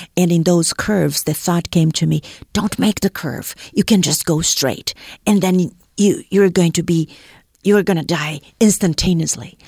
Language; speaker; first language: English; non-native, fluent; Portuguese